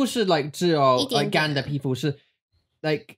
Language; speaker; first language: Chinese; non-native, learner; English